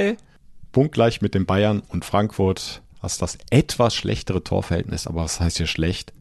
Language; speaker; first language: German; native; German